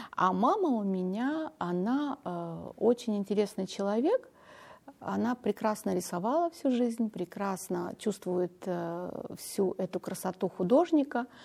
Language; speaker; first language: Russian; non-native, local second language; Armenian